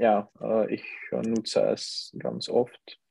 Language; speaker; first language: German; non-native, learner; Czech